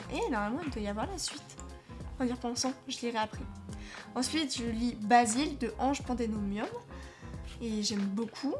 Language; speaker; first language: French; native; French